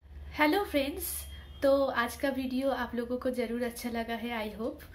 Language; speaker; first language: Hindi; non-native, local second language; Bangla